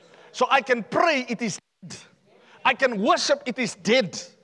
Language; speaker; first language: English; non-native, local second language; Afrikaans